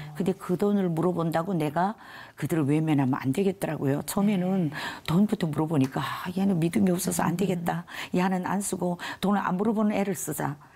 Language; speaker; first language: Korean; native; Korean